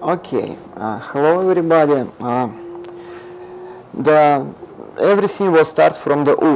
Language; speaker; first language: English; non-native, learner; Russian